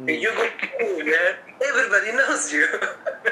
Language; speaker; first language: English; non-native, local second language; Japanese